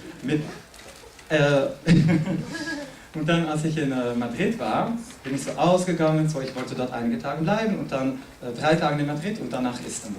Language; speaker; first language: German; non-native, fluent; French